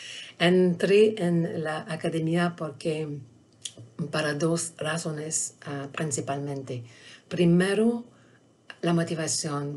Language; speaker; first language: Spanish; non-native, learner; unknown